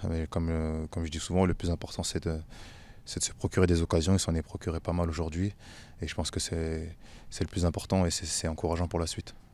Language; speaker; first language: French; native; French